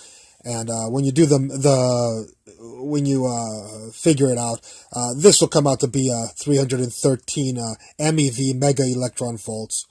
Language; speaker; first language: English; native; English